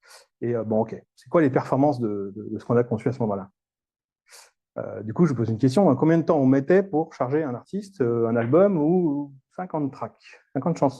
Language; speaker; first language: French; native; French